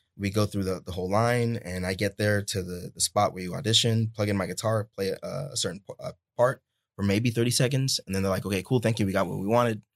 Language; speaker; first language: English; early bilingual, other home language; Spanish